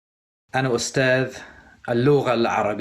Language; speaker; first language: Arabic; non-native, fluent; English